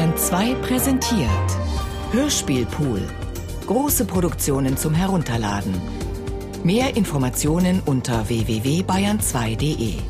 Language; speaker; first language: German; native; German